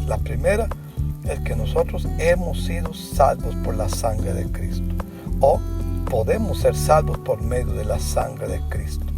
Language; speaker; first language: Spanish; native; Spanish